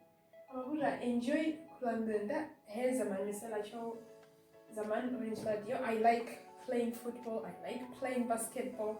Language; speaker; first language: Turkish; non-native, fluent; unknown